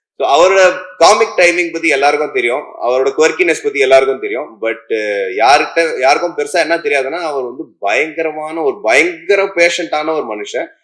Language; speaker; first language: Tamil; native; Tamil